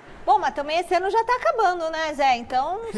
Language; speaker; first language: Portuguese; native; Portuguese